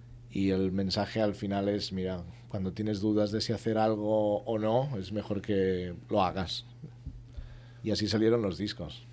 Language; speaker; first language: Spanish; native; Spanish